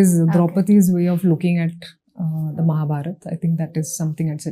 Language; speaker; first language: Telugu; non-native, fluent; Hindi